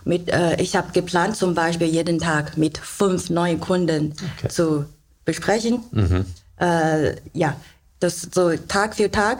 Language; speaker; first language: German; non-native, learner; Chinese